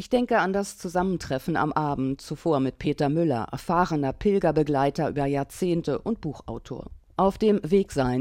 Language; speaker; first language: German; native; German